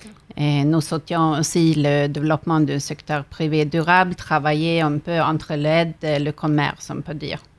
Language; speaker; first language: French; non-native, fluent; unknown